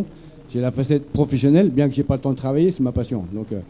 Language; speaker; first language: French; native; French